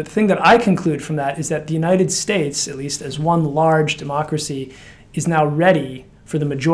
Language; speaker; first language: English; native; English